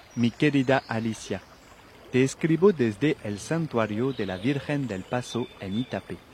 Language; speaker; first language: Spanish; non-native, fluent; French